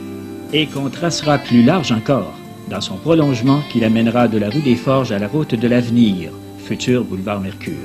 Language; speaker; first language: French; native; French